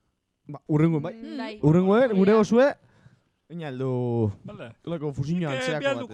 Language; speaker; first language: Basque; native; Basque